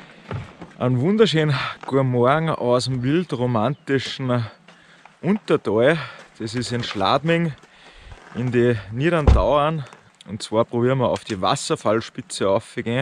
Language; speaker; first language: German; native; German